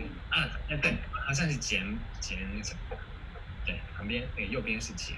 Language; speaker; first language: Chinese; non-native, fluent; Japanese